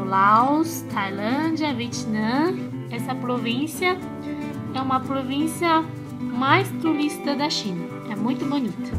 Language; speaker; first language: Portuguese; non-native, fluent; Chinese